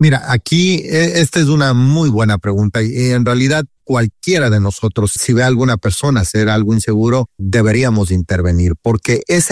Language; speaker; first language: Spanish; native; Spanish